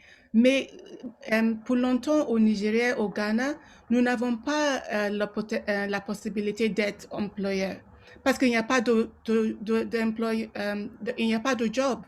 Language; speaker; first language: French; non-native, local second language; Yoruba